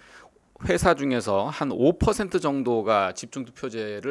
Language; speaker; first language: Korean; native; Korean